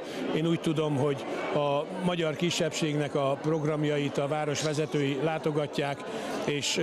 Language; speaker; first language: Hungarian; native; Hungarian